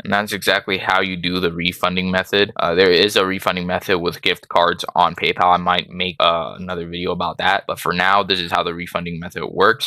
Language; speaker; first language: English; native; English